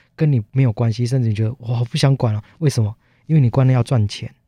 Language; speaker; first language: Chinese; native; Chinese